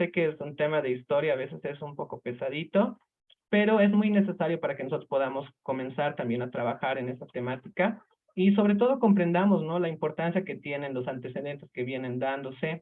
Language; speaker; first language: Spanish; native; Spanish